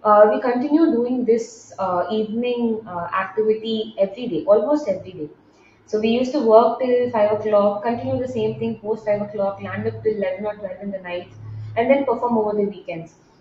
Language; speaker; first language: English; non-native, local second language; Tamil